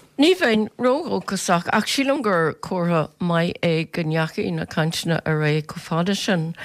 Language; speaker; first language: Irish; native; Irish